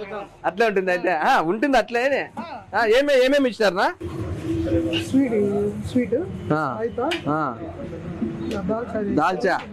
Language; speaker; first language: Telugu; native; Telugu